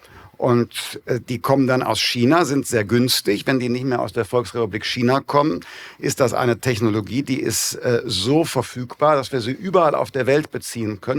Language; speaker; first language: German; native; German